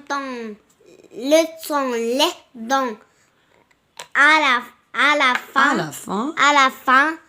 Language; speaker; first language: French; non-native, learner; Arabic